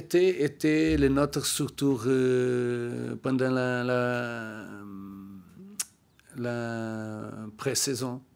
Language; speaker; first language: French; non-native, learner; Portuguese